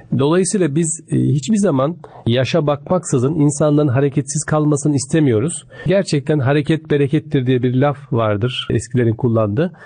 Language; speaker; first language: Turkish; native; Turkish